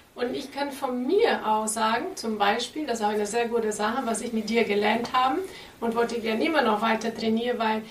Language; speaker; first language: German; non-native, fluent; Portuguese